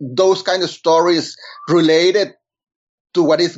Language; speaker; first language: English; non-native, fluent; Spanish